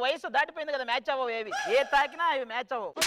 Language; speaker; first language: Telugu; native; Telugu